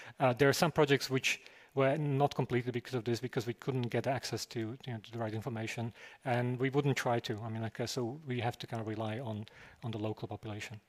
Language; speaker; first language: English; non-native, fluent; Slovak